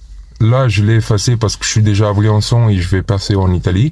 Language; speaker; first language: French; non-native, fluent; Portuguese